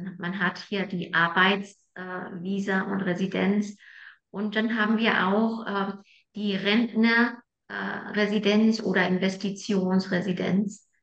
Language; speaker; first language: German; non-native, fluent; Spanish